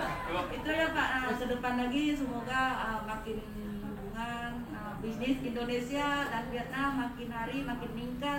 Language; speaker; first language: Indonesian; non-native, fluent; Vietnamese